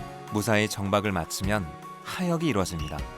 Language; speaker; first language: Korean; native; Korean